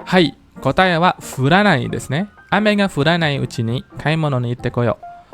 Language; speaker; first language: Japanese; non-native, fluent; Indonesian